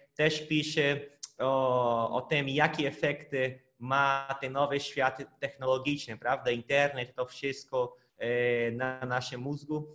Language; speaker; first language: Polish; non-native, fluent; Portuguese